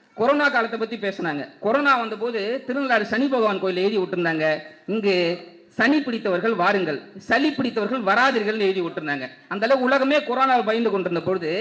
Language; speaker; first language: Tamil; native; Tamil